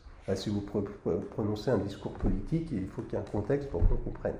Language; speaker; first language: French; native; French